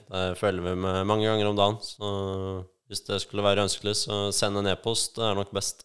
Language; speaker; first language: Norwegian; native; Norwegian